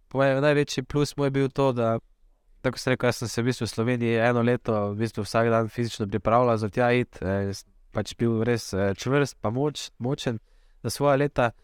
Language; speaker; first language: Slovenian; native; Slovenian